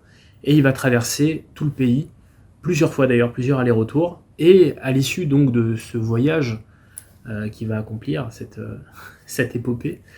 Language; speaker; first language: French; native; French